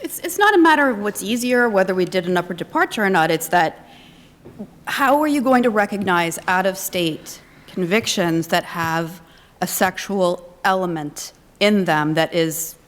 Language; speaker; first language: English; native; English